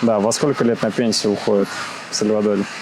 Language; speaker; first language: Russian; native; Russian